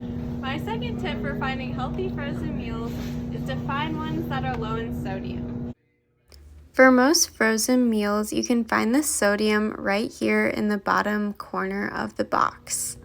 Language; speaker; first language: English; native; English